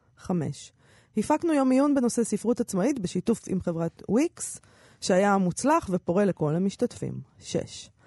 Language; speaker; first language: Hebrew; native; Hebrew